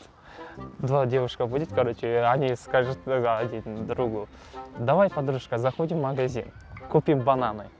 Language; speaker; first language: Russian; non-native, local second language; Kazakh